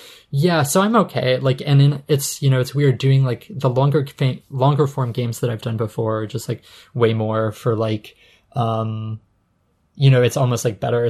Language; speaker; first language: English; native; English